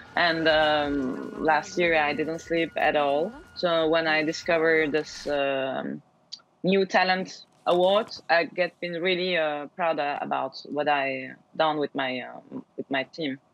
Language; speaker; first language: English; non-native, learner; Turkish